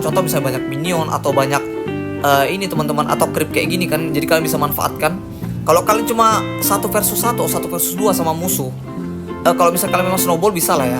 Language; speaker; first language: Indonesian; native; Indonesian